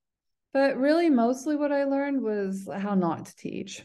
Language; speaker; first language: English; native; English